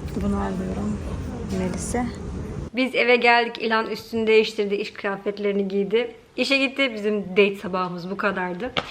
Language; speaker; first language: Turkish; early bilingual, heritage; Turkish